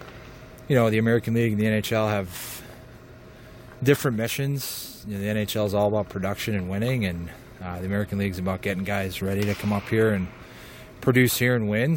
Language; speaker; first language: English; native; English